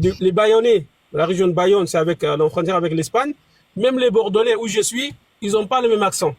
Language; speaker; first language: French; non-native, fluent; Arabic